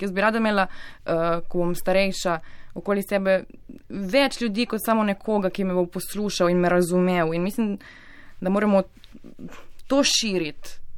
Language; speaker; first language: Slovenian; native; Slovenian